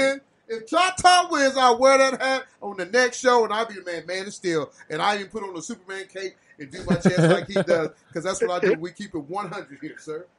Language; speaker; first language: English; native; English